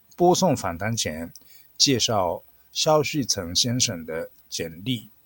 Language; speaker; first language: Chinese; non-native, fluent; Japanese